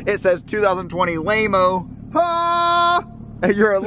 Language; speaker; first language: English; native; English